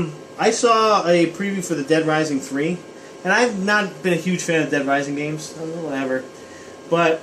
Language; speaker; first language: English; native; English